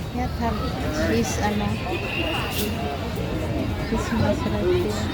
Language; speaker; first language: English; non-native, learner; Filipino